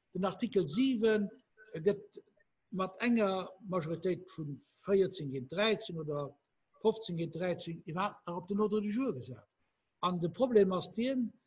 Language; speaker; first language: Luxembourgish; native; Luxembourgish